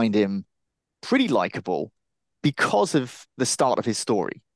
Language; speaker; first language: English; native; English